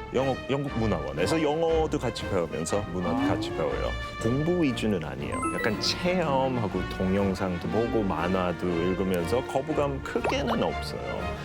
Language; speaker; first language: Korean; non-native, fluent; English